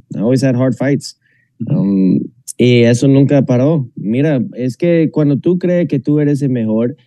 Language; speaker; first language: Spanish; non-native, fluent; English